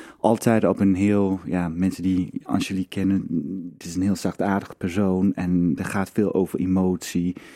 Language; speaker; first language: Dutch; non-native, fluent; Danish